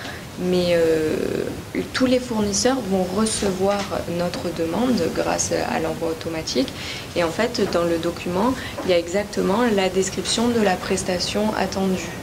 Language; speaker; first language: French; native; French